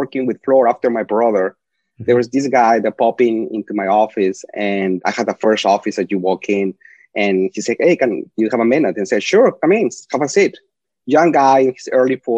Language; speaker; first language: English; non-native, fluent; Spanish